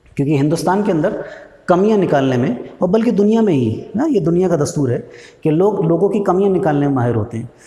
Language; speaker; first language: Hindi; native; Hindi